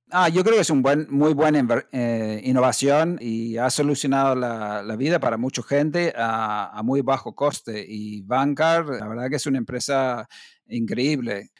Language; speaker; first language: Spanish; non-native, fluent; English